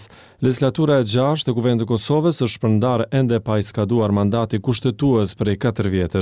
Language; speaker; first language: Albanian; native; Albanian